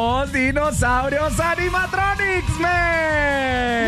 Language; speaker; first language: Spanish; native; Spanish